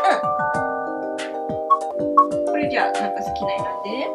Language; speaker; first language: Japanese; native; Japanese